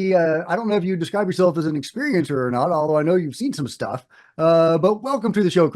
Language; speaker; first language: English; native; English